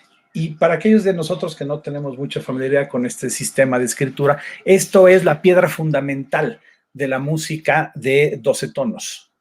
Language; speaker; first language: Spanish; native; Spanish